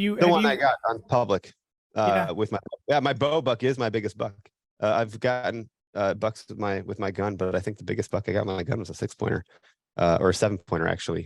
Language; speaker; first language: English; native; English